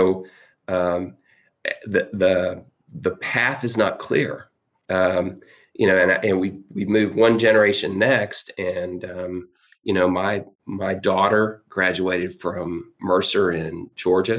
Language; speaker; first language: English; native; English